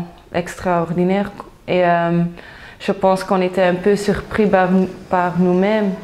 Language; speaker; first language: French; non-native, local second language; Dutch